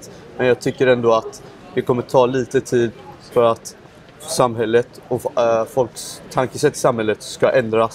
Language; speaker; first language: Swedish; native; Swedish